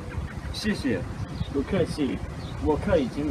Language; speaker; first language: Chinese; non-native, learner; English